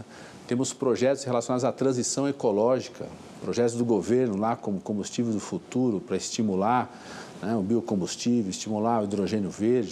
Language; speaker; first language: Portuguese; native; Portuguese